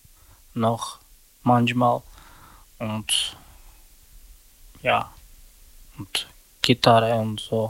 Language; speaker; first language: German; non-native, learner; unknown